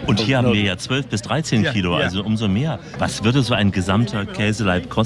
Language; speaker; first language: German; native; German